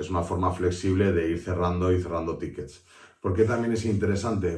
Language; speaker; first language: Spanish; native; Spanish